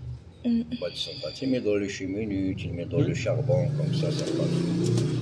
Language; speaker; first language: French; non-native, local second language; Arabic